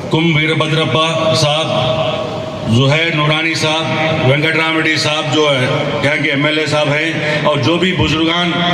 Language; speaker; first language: Urdu; native; Urdu